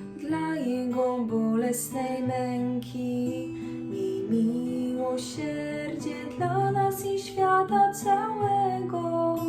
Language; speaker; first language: Polish; native; Polish